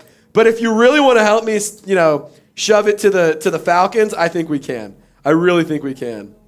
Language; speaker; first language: English; native; English